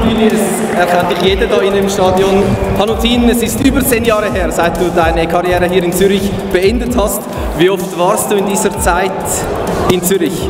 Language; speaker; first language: German; native; German